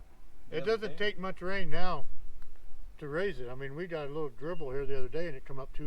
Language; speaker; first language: English; native; English